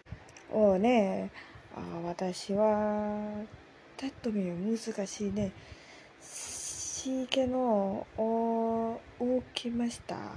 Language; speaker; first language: Japanese; non-native, learner; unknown